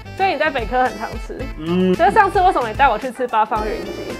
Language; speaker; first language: Chinese; native; Chinese